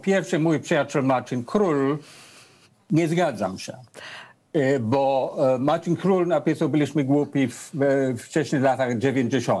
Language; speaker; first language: Polish; non-native, fluent; English